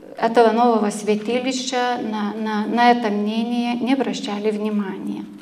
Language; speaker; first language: Russian; non-native, fluent; Lithuanian